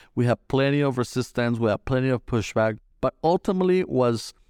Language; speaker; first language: English; non-native, fluent; Spanish